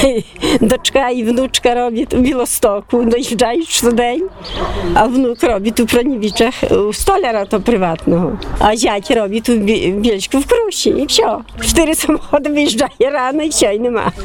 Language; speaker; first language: Polish; non-native, local second language; Ukrainian